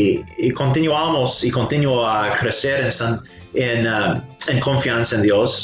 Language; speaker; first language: Spanish; non-native, fluent; English